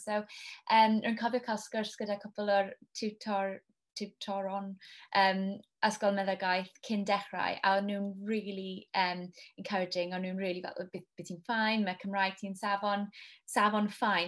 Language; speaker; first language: Welsh; non-native, local second language; English